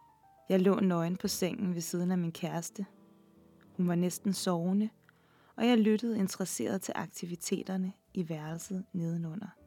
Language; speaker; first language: Danish; native; Danish